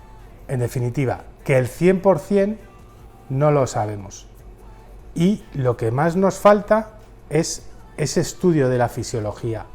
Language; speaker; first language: Spanish; native; Spanish